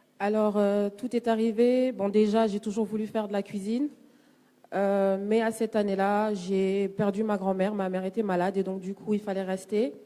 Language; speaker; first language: French; native; French